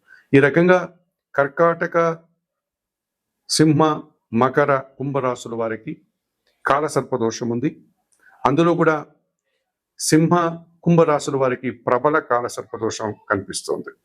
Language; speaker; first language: Telugu; native; Telugu